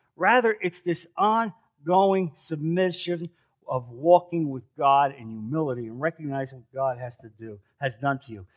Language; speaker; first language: English; native; English